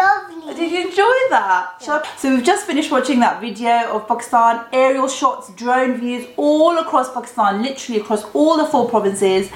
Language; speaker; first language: English; early bilingual, other home language; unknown